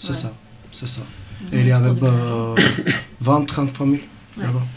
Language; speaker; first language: French; non-native, learner; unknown